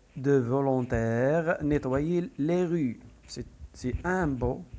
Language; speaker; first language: French; non-native, local second language; Arabic